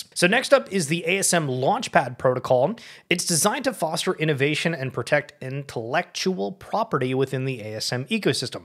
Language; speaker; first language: English; native; English